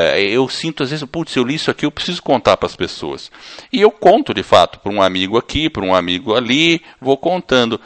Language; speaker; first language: Portuguese; early bilingual, other home language; English